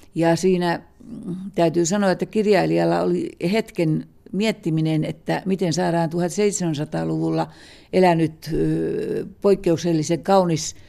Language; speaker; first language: Finnish; native; Finnish